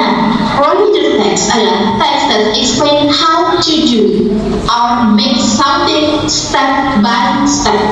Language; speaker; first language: English; non-native, learner; Indonesian